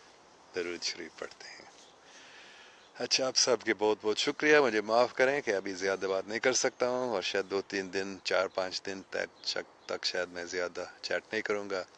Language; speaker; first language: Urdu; non-native, fluent; English